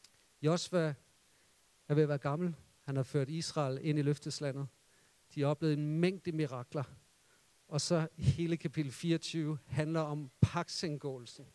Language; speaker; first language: Danish; native; Danish